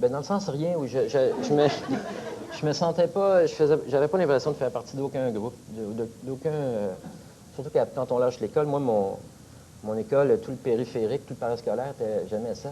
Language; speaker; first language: French; native; French